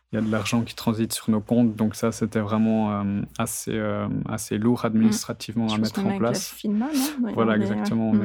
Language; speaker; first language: French; native; French